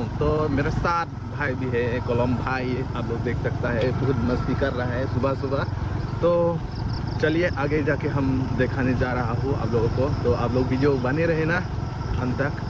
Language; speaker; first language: Hindi; non-native, local second language; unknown